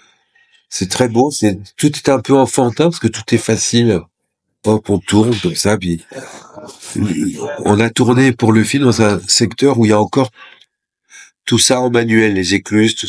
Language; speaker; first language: French; native; French